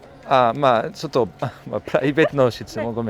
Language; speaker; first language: Japanese; non-native, fluent; French